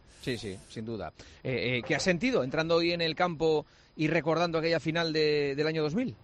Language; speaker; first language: Spanish; native; Spanish